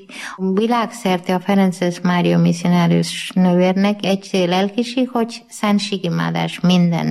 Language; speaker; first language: Hungarian; non-native, learner; Malayalam